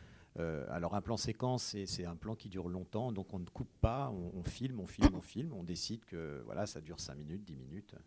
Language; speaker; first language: French; native; French